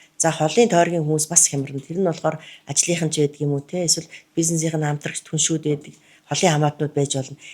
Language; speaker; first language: Mongolian; native; Mongolian